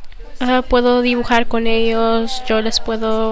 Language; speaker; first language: Spanish; non-native, learner; English